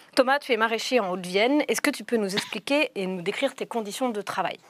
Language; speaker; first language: French; native; French